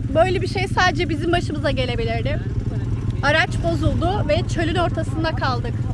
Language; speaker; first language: Turkish; early bilingual, heritage; Turkish